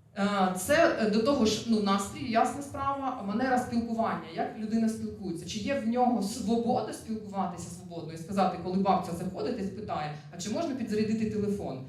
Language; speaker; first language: Ukrainian; non-native, local second language; Russian